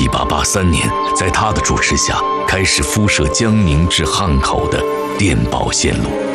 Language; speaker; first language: Chinese; native; Chinese